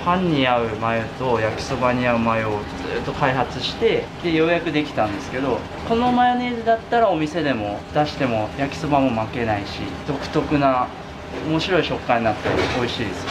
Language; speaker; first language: Japanese; native; Japanese